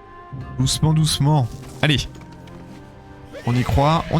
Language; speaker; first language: French; native; French